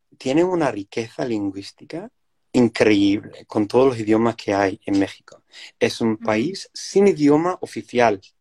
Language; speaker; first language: Spanish; non-native, fluent; English